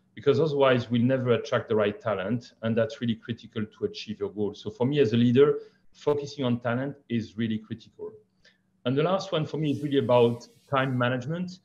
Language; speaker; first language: English; non-native, fluent; French